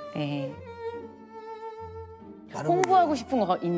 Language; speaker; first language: Korean; native; Korean